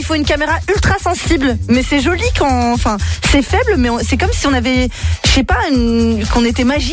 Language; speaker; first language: French; native; French